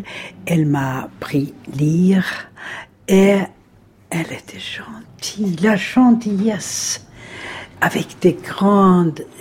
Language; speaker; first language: French; non-native, fluent; Swedish